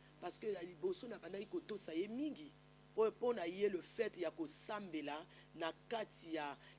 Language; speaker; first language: Lingala; native; Lingala